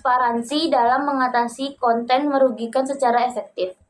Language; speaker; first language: Indonesian; native; Indonesian